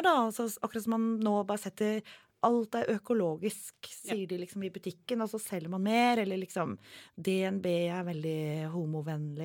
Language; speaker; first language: Norwegian; native; Norwegian